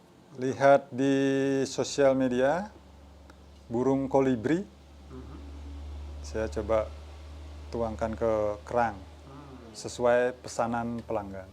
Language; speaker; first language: Indonesian; non-native, local second language; Balinese